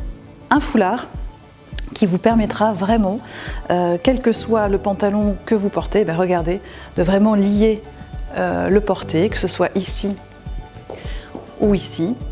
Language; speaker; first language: French; native; French